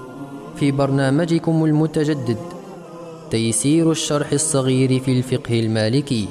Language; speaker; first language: Arabic; native; Arabic